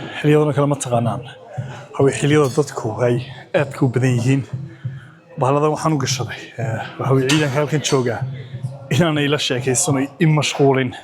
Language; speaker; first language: Somali; early bilingual, heritage; Somali